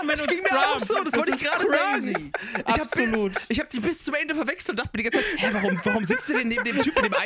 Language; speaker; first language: German; native; German